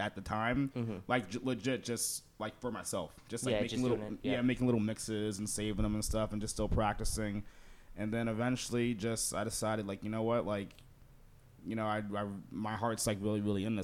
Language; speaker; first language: English; native; English